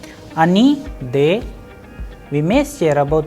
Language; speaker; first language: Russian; non-native, fluent; Hindi